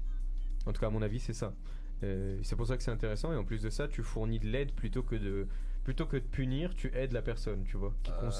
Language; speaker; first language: French; native; French